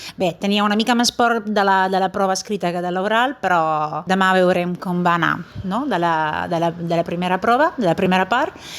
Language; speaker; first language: Catalan; non-native, fluent; Italian